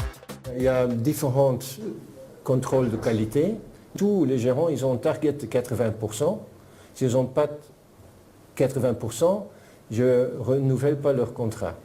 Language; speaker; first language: French; non-native, fluent; Arabic